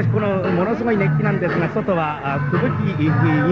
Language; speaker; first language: Japanese; native; Japanese